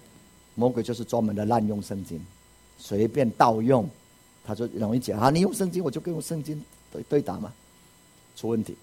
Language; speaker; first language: Chinese; native; Chinese